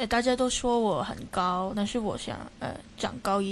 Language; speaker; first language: Chinese; non-native, local second language; Cantonese